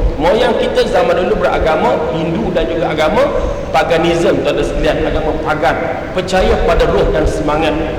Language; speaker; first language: Malay; native; Malay